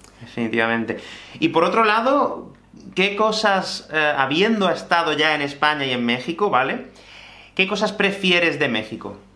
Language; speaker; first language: Spanish; native; Spanish